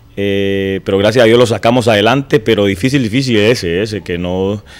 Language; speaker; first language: Spanish; native; Spanish